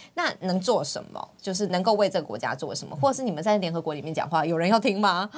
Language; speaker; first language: Chinese; native; Chinese